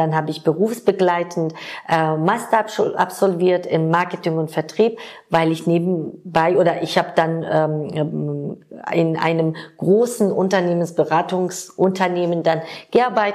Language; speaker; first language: German; non-native, fluent; Georgian